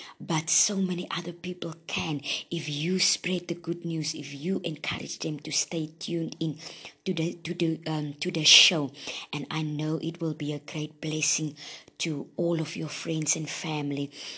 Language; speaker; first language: English; non-native, local second language; Afrikaans